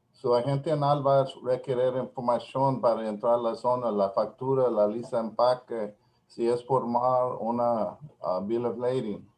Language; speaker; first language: Spanish; non-native, learner; English